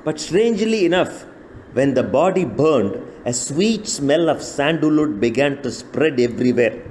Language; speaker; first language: English; non-native, local second language; Tamil